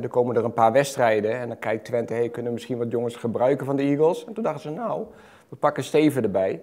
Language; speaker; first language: Dutch; native; Dutch